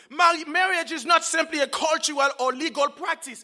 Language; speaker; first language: English; non-native, fluent; Haitian Creole